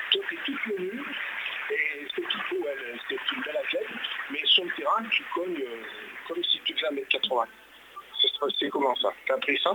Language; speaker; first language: French; native; French